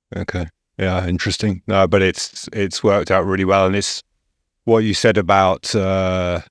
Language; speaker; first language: English; native; English